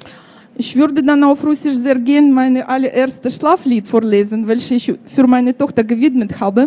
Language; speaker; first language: German; non-native, fluent; Russian